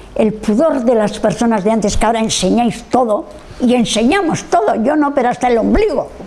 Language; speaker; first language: Spanish; non-native, local second language; Basque